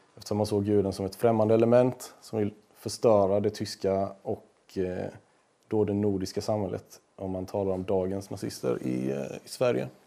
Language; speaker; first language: Swedish; native; Swedish